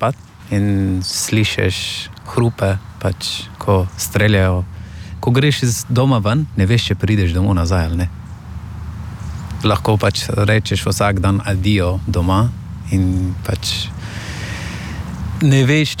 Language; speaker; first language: Slovenian; non-native, fluent; Persian